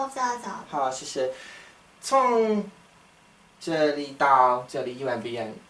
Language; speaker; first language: Chinese; non-native, learner; English